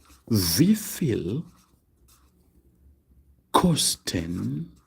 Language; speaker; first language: German; non-native, fluent; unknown